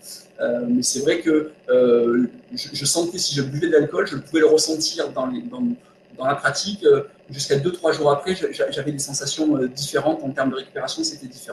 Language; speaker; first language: French; native; French